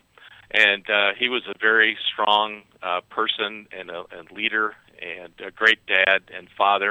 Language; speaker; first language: English; native; English